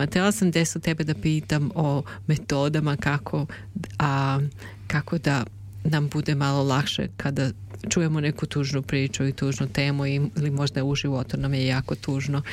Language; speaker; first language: Serbian; native; Serbian